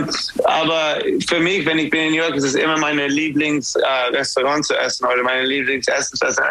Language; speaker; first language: German; non-native, learner; English